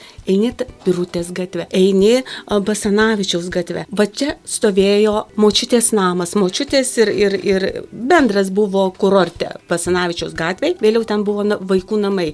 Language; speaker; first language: Lithuanian; native; Lithuanian